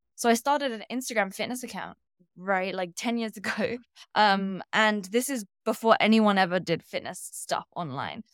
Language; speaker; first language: English; native; English